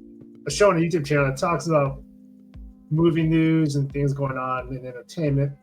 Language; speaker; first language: English; native; English